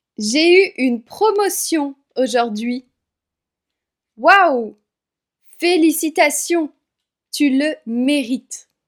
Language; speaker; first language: French; native; French